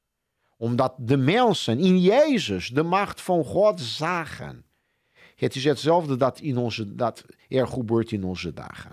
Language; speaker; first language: Dutch; non-native, fluent; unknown